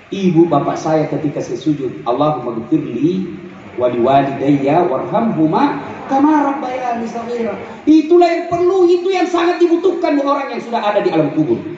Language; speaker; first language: Indonesian; non-native, local second language; Buginese